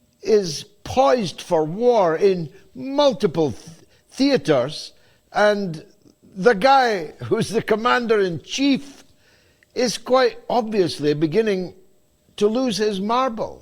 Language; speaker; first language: English; native; English